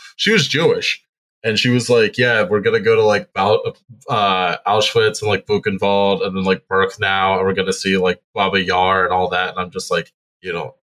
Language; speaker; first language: English; native; English